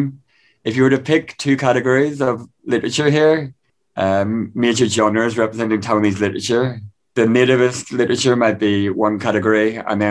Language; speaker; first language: English; native; English